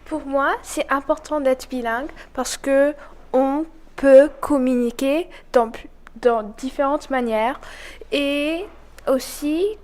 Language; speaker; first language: French; non-native, learner; English